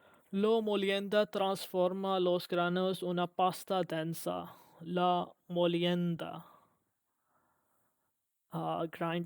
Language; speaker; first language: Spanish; non-native, learner; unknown